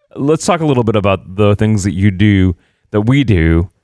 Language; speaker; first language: English; native; English